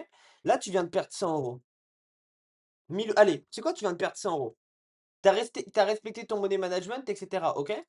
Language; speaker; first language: French; native; French